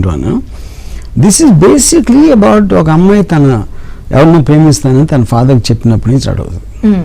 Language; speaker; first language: Telugu; native; Telugu